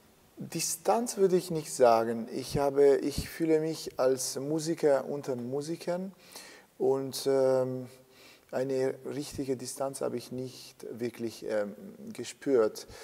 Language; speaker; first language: German; non-native, fluent; Italian